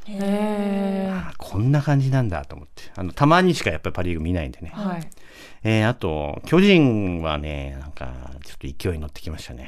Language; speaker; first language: Japanese; native; Japanese